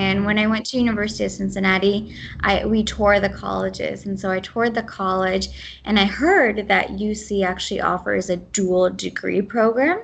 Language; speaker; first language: English; early bilingual, other home language; Gujarati